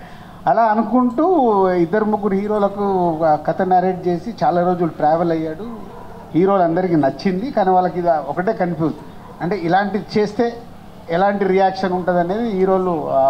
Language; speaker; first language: Telugu; native; Telugu